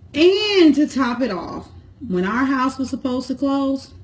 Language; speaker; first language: English; native; English